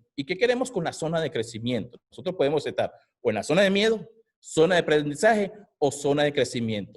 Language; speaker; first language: Spanish; native; Spanish